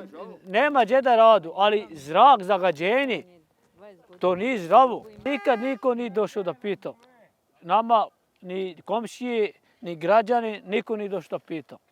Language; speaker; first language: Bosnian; non-native, local second language; Romany